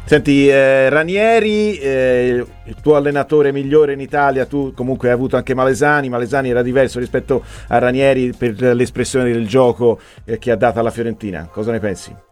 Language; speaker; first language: Italian; native; Italian